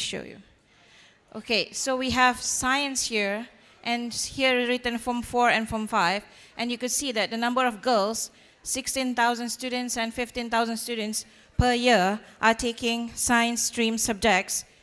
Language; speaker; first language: English; non-native, local second language; Malay